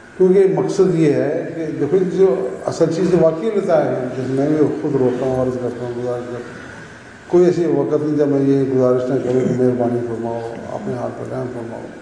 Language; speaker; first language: Urdu; non-native, local second language; Punjabi